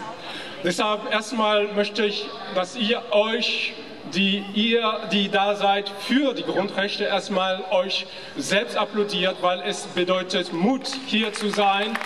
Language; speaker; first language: German; non-native, fluent; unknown